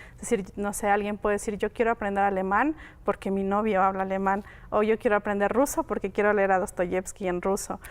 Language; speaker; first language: Spanish; non-native, local second language; Mixtepec Mixtec